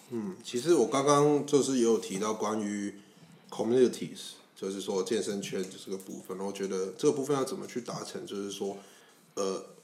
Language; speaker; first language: Chinese; non-native, local second language; Cantonese